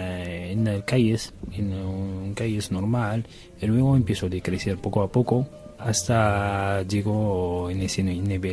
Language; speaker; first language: Spanish; non-native, learner; Arabic